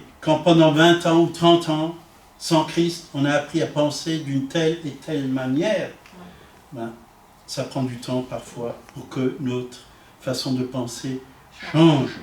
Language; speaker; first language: French; native; French